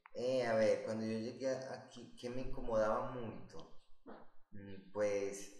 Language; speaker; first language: Portuguese; non-native, learner; Spanish